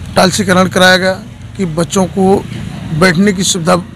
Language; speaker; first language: Hindi; native; Hindi